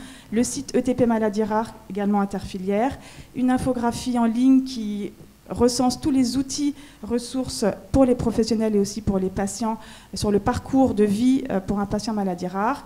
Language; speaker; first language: French; native; French